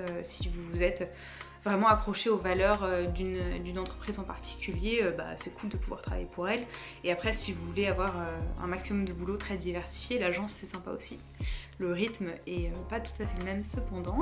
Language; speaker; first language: French; native; French